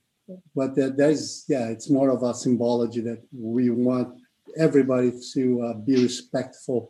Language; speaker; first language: English; non-native, fluent; Portuguese